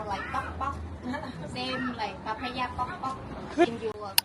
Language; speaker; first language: English; non-native, learner; Thai